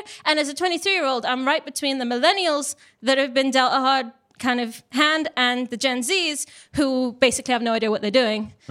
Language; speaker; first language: English; native; English